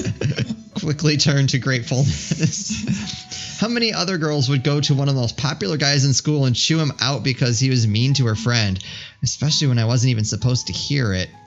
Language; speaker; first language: English; native; English